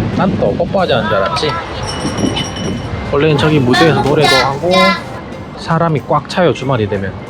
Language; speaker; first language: Korean; native; Korean